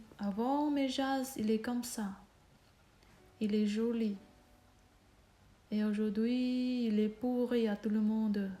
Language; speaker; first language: French; non-native, learner; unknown